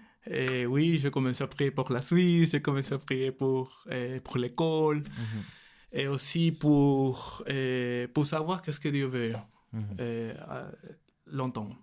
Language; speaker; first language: French; non-native, learner; Spanish